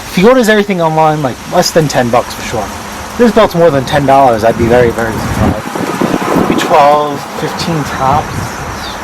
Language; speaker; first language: English; native; English